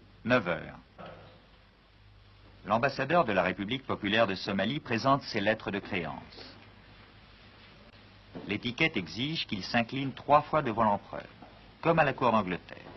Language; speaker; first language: French; native; French